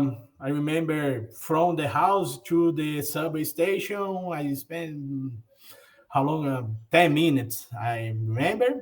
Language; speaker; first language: English; non-native, learner; Portuguese